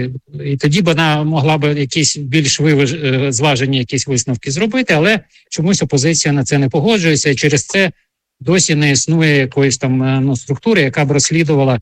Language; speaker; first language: Ukrainian; native; Ukrainian